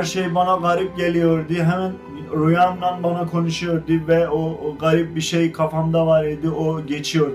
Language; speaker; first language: Turkish; non-native, learner; Azerbaijani